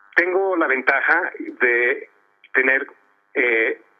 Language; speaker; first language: Spanish; early bilingual, heritage; Spanish